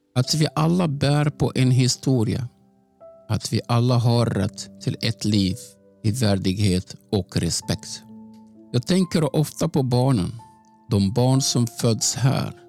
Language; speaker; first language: Swedish; non-native, fluent; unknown